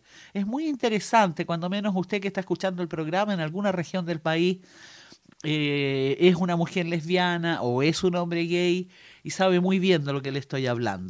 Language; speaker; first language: Spanish; native; Spanish